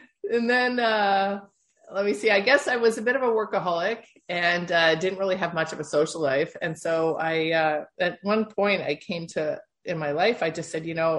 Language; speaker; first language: English; native; English